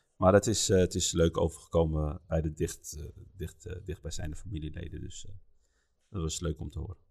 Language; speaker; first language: Dutch; early bilingual, other home language; Riffian